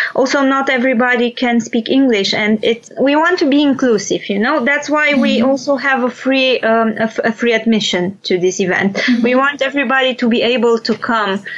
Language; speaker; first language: English; non-native, fluent; Romanian